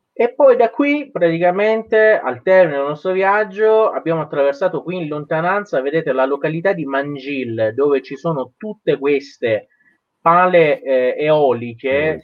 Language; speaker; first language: Italian; non-native, fluent; Persian